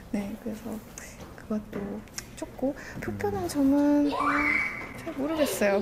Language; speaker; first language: Korean; non-native, fluent; Estonian